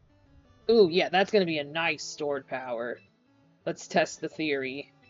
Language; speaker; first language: English; native; English